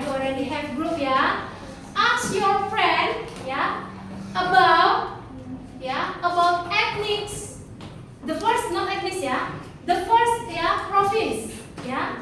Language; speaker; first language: English; non-native, learner; Indonesian